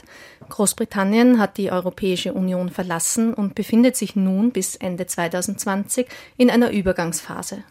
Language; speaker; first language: German; native; German